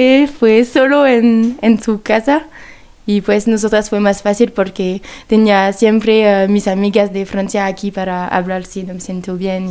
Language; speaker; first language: Spanish; non-native, learner; French